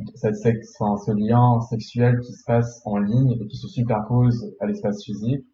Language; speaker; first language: French; non-native, local second language; Arabic